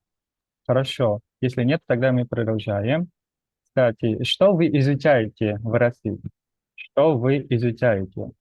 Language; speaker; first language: Russian; non-native, fluent; Indonesian